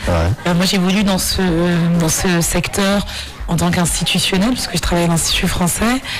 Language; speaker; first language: French; non-native, local second language; Mandingo